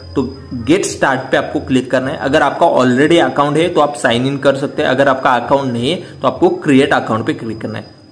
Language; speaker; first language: Hindi; non-native, local second language; Marathi